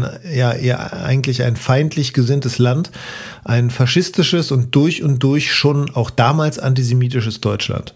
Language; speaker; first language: German; native; German